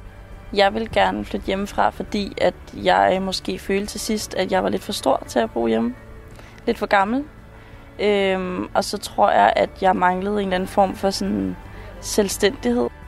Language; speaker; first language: Danish; native; Danish